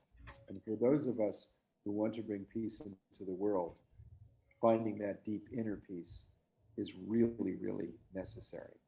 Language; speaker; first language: English; native; English